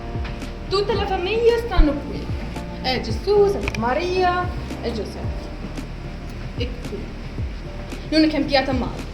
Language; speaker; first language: Italian; non-native, learner; Arabic